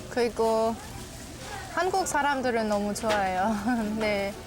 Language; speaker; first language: Korean; non-native, learner; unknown